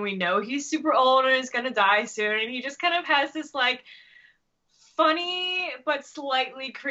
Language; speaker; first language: English; native; English